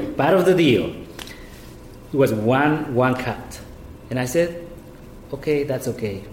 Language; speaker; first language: English; non-native, fluent; Spanish